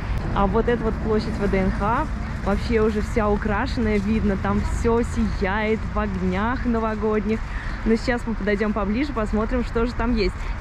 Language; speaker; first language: Russian; native; Russian